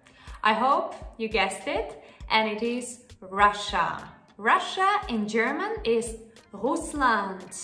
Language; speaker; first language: English; non-native, fluent; Russian